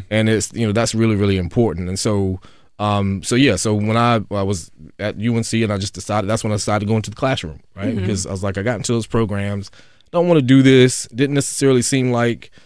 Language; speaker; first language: English; native; English